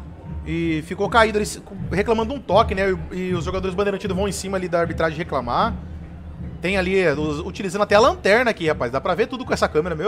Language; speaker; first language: Portuguese; native; Portuguese